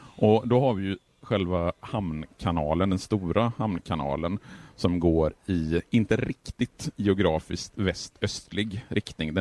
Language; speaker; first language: Swedish; native; Swedish